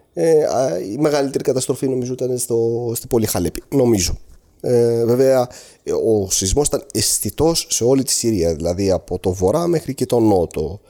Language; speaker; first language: Greek; non-native, fluent; Arabic